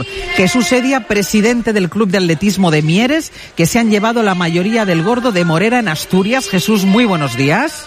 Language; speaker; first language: Spanish; native; Spanish